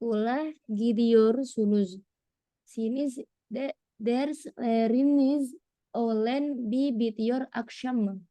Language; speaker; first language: Turkish; non-native, learner; Indonesian